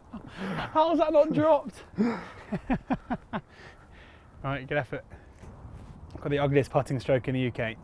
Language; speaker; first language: English; native; English